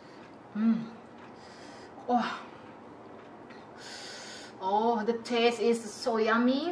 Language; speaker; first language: English; non-native, learner; Indonesian